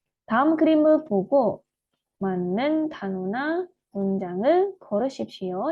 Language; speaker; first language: Korean; non-native, learner; Indonesian